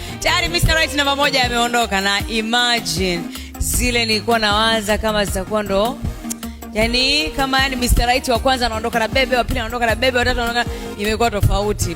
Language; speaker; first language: Swahili; native; Swahili